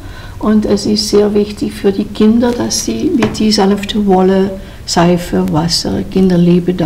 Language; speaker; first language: German; non-native, fluent; Dutch